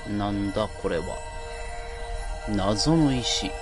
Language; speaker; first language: Japanese; native; Japanese